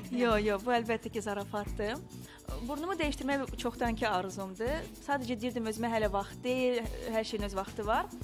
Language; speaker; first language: Azerbaijani; non-native, local second language; Russian